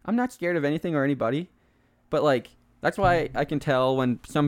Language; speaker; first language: English; native; English